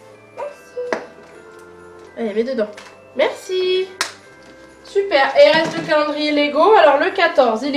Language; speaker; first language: French; native; French